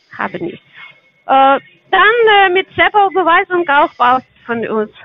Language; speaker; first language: German; non-native, learner; Russian